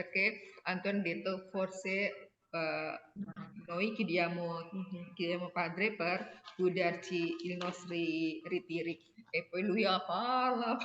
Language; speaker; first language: Italian; non-native, learner; Indonesian